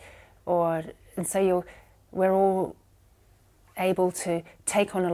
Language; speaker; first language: English; native; English